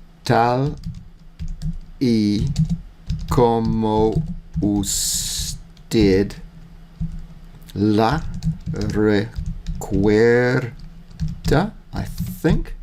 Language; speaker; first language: Spanish; non-native, learner; English